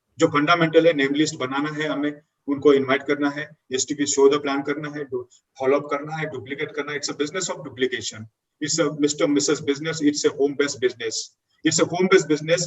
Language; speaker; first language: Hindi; non-native, local second language; Marathi